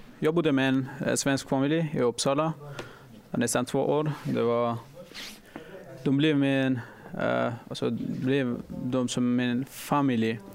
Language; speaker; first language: Swedish; non-native, learner; Persian